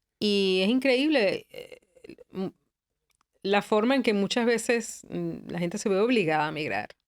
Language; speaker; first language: Spanish; native; Spanish